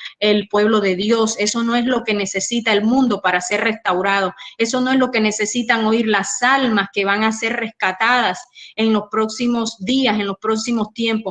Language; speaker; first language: Spanish; native; Spanish